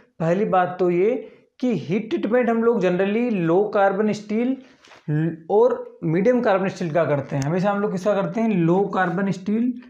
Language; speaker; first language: Hindi; native; Hindi